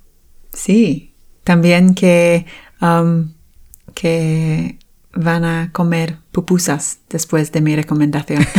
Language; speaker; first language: Spanish; non-native, fluent; English